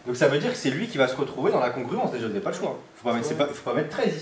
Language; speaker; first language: French; native; French